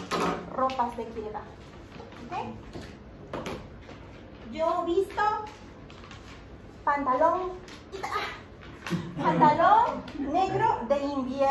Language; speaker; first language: Spanish; non-native, fluent; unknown